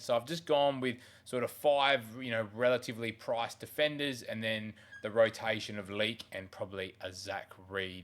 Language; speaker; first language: English; native; English